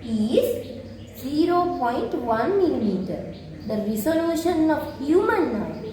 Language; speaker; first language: English; non-native, local second language; Sinhala